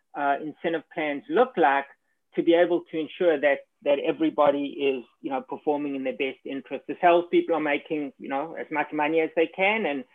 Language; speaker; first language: English; native; English